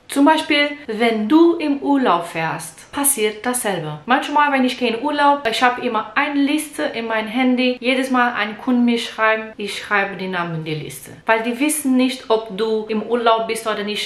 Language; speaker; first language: German; non-native, learner; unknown